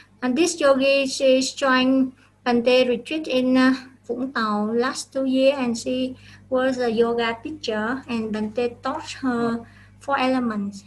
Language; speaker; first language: English; non-native, fluent; Vietnamese